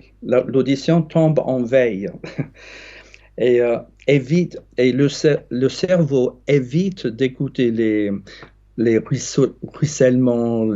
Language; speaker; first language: French; non-native, fluent; English